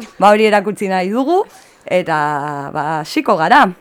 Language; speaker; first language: Basque; native; Basque